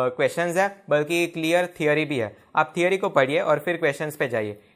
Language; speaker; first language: Hindi; non-native, local second language; Gujarati